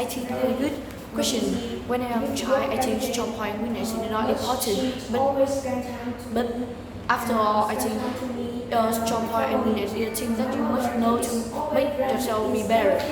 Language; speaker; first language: English; non-native, learner; Vietnamese